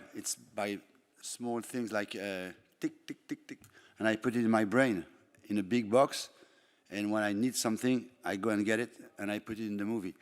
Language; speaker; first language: English; non-native, fluent; French